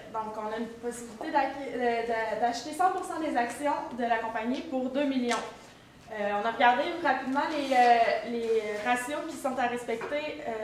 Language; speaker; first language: French; native; French